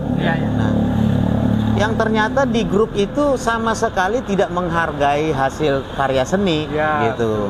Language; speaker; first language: Indonesian; native; Indonesian